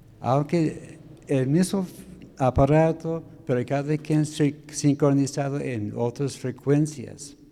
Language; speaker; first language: Spanish; non-native, fluent; English